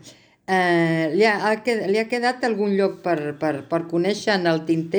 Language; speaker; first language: Catalan; native; Catalan